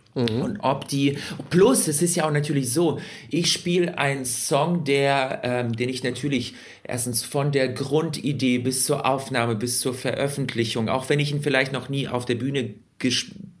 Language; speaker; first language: German; early bilingual, other home language; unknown